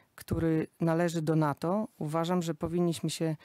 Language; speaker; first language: Polish; native; Polish